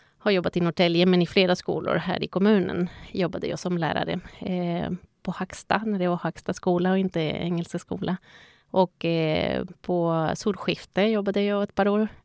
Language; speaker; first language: Swedish; non-native, fluent; Spanish